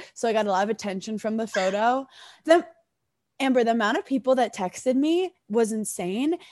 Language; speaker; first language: English; native; English